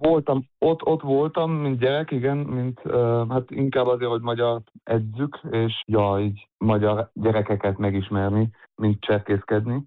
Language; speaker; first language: Hungarian; early bilingual, heritage; Hungarian